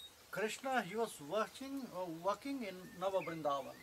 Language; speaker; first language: English; non-native, local second language; Bangla